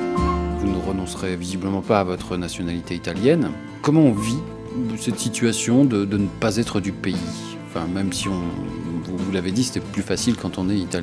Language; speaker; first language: French; native; French